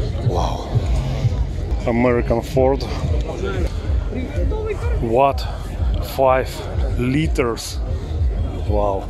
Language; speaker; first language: English; non-native, learner; Russian